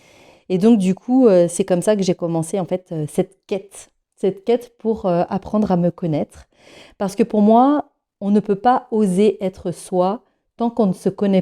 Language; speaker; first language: French; native; French